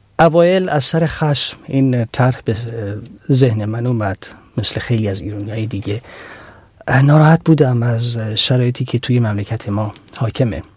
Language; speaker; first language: Persian; non-native, local second language; Central Kurdish